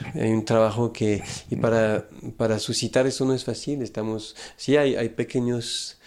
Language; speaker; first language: Spanish; non-native, fluent; French